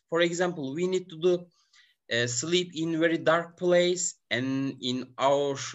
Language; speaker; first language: English; non-native, learner; Turkish